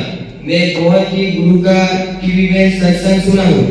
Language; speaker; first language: Hindi; non-native, local second language; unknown